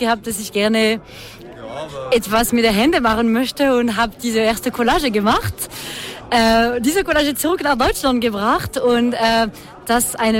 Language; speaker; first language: German; non-native, fluent; French